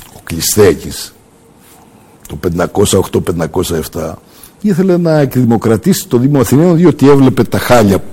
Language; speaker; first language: Greek; early bilingual, heritage; Greek